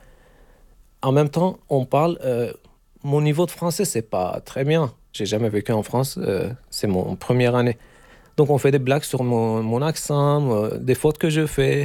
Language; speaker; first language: French; non-native, learner; Turkish